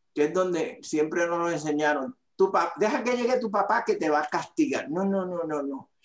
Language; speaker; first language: Spanish; native; Spanish